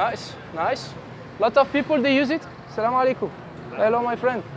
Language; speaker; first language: English; non-native, learner; French